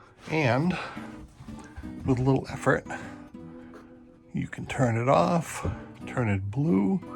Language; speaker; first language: English; native; English